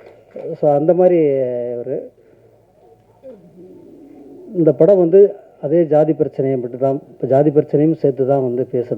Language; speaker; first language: Tamil; native; Tamil